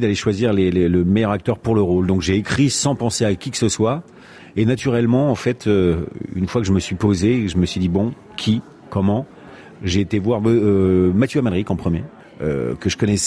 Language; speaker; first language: French; native; French